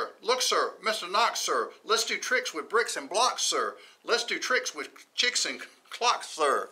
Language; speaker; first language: English; native; English